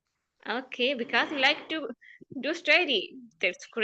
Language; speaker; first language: English; non-native, fluent; Urdu